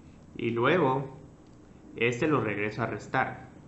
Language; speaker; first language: Spanish; native; Spanish